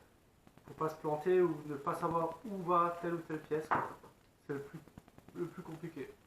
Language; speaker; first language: French; native; French